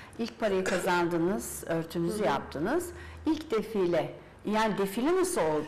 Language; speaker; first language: Turkish; native; Turkish